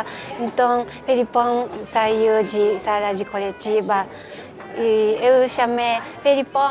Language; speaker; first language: Portuguese; non-native, fluent; Japanese